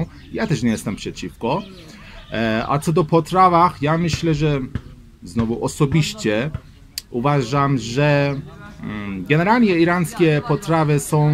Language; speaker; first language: Polish; non-native, learner; Persian